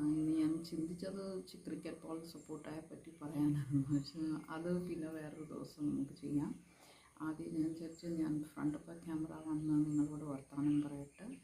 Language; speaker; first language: Malayalam; early bilingual, heritage; Malayalam